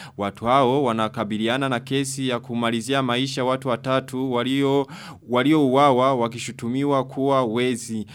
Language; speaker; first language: Swahili; non-native, local second language; Rundi